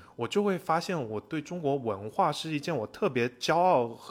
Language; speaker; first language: Chinese; native; Chinese